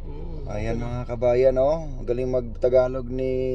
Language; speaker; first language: Filipino; non-native, local second language; Waray